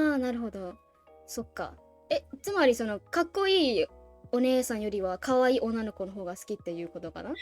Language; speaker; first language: Japanese; non-native, fluent; Burmese